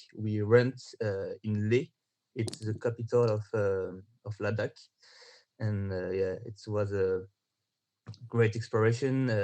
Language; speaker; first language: English; non-native, learner; French